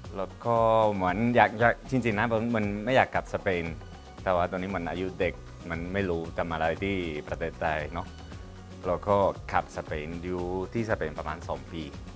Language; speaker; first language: Thai; non-native, learner; Spanish